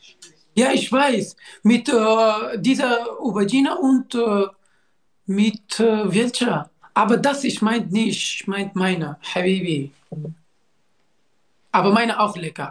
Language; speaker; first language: German; non-native, learner; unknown